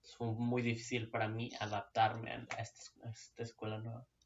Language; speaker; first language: Spanish; native; Spanish